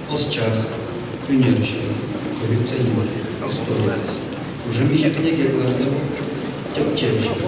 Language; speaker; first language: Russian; non-native, local second language; Chuvash